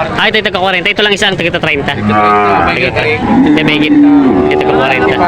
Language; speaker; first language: Filipino; native; Filipino